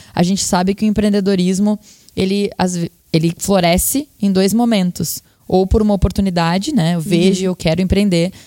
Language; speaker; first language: Portuguese; native; Portuguese